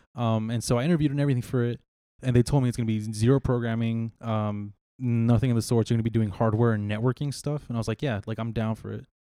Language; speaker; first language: English; native; English